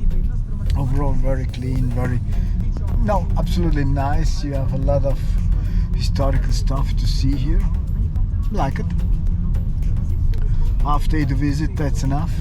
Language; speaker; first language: English; non-native, learner; Italian